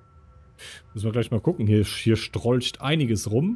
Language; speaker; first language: German; native; German